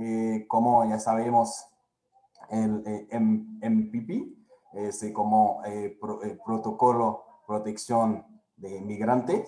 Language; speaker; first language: Spanish; non-native, fluent; Haitian Creole